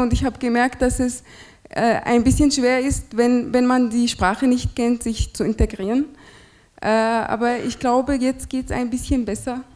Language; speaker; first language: German; non-native, fluent; Arabic